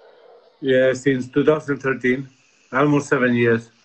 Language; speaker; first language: English; non-native, fluent; Spanish